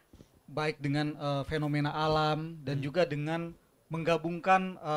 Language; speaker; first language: Indonesian; native; Indonesian